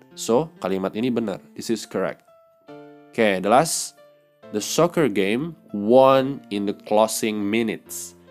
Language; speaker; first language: English; non-native, fluent; Indonesian